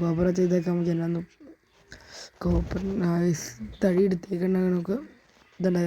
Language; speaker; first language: Malayalam; native; Malayalam